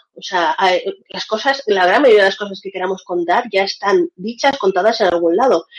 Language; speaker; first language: Spanish; early bilingual, other home language; Russian